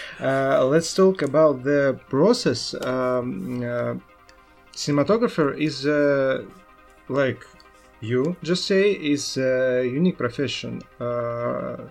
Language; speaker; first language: English; non-native, learner; Russian